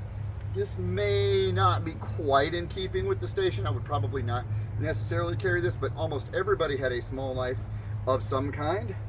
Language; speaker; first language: English; native; English